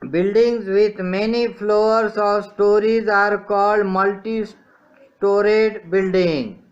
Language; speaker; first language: Hindi; non-native, local second language; Marathi